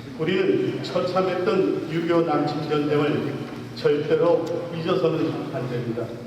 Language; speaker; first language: Korean; native; Korean